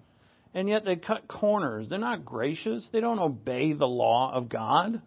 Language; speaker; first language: English; native; English